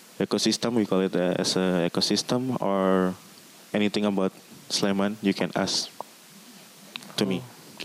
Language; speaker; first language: English; non-native, learner; Indonesian